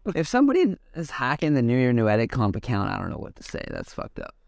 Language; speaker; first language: English; native; English